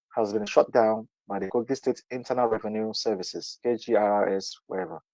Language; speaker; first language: English; non-native, local second language; Yoruba